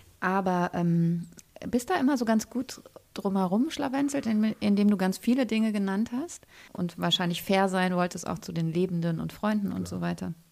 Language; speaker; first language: German; native; German